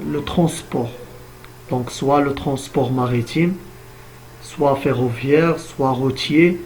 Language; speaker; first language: French; non-native, local second language; Arabic